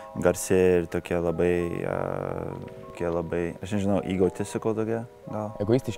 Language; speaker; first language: Lithuanian; early bilingual, heritage; Lithuanian